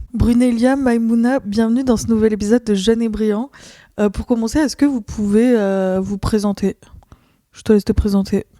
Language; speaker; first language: French; native; French